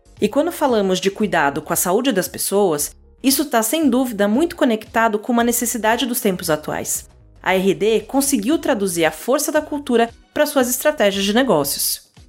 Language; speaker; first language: Portuguese; native; Portuguese